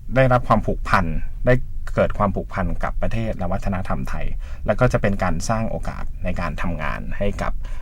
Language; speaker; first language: Thai; native; Thai